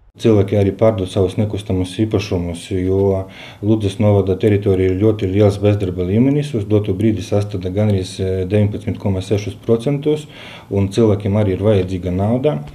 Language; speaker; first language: Latvian; non-native, local second language; Russian